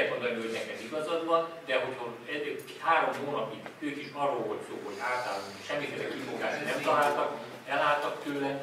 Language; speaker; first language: Hungarian; native; Hungarian